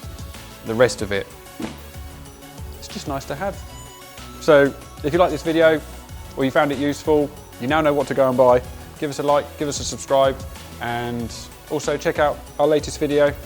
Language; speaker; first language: English; native; English